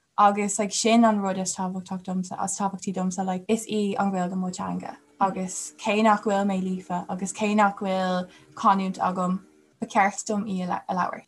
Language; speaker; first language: Irish; non-native, local second language; English